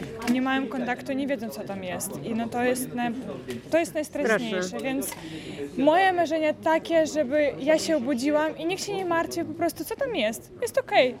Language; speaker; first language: Polish; non-native, fluent; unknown